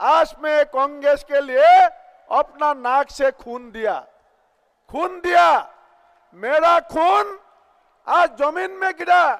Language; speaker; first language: Hindi; non-native, local second language; Assamese